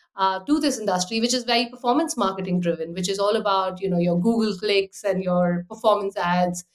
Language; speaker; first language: English; non-native, fluent; Hindi